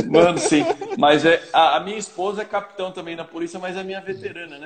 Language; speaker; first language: Portuguese; native; Portuguese